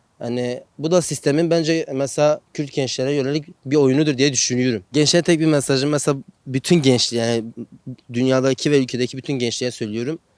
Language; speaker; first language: Turkish; non-native, local second language; Kurdish